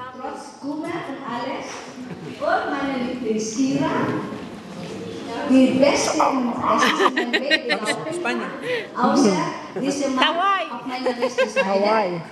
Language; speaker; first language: German; non-native, learner; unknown